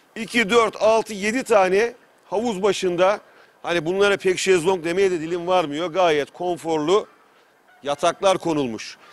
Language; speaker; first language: Turkish; native; Turkish